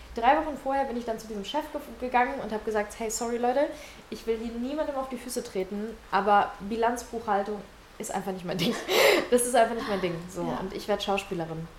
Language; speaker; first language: German; early bilingual, other home language; Russian